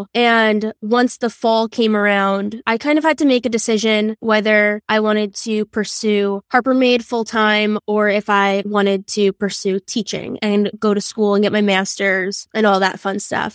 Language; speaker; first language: English; native; English